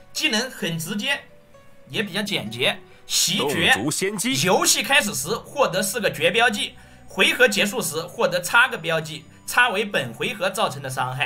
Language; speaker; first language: Chinese; native; Chinese